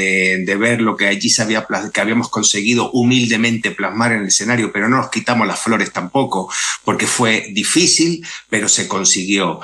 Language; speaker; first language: Spanish; native; Spanish